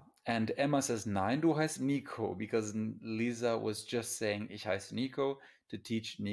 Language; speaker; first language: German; non-native, fluent; English